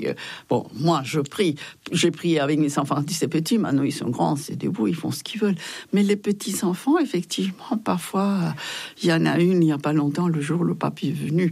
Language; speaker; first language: French; non-native, fluent; Spanish